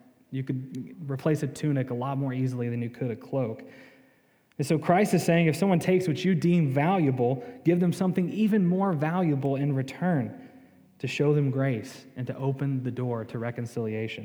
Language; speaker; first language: English; native; English